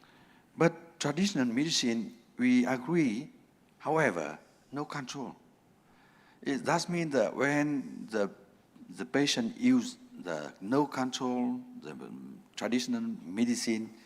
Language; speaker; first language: English; non-native, learner; Vietnamese